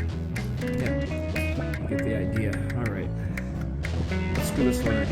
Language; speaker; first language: English; native; English